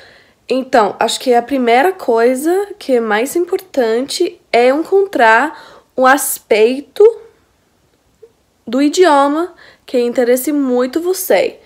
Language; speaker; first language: Portuguese; non-native, fluent; English